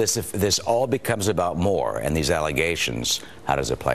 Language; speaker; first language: English; native; English